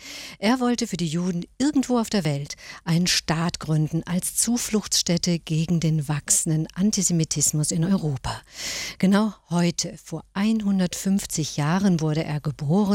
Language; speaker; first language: German; native; German